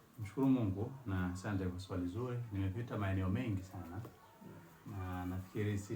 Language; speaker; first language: Swahili; non-native, local second language; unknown